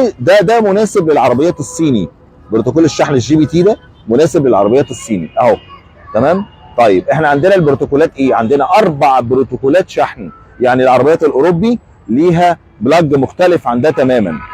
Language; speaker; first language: Arabic; native; Arabic